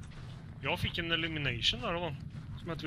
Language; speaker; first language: Swedish; native; Swedish